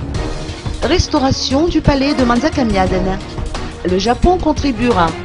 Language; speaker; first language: French; non-native, local second language; Malagasy